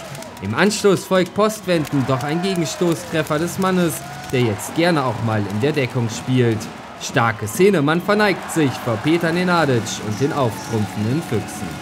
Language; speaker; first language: German; native; German